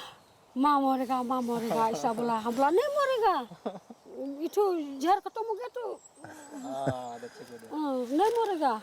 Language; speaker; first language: Hindi; non-native, local second language; Assamese